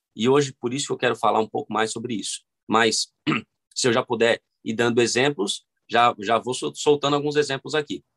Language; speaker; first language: Portuguese; native; Portuguese